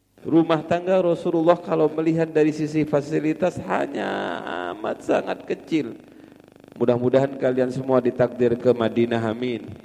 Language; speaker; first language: Indonesian; non-native, local second language; Javanese